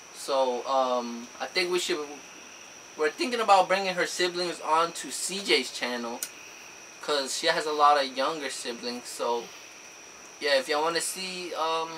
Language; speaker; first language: English; native; English